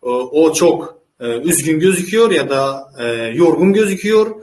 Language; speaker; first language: Turkish; non-native, fluent; Uzbek